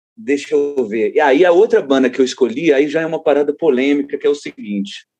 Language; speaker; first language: Portuguese; native; Portuguese